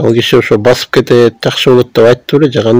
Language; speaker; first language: Kyrgyz; native; Kyrgyz